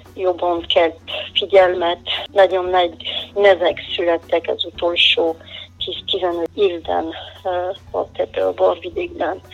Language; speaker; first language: Hungarian; non-native, fluent; French